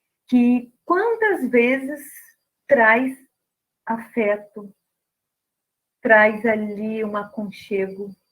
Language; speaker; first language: Portuguese; native; Portuguese